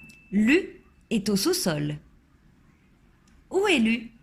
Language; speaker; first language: French; native; French